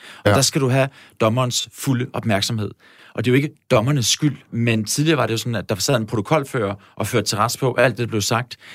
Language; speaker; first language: Danish; native; Danish